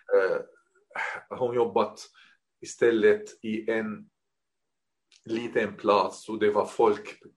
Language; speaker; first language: Swedish; non-native, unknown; Arabic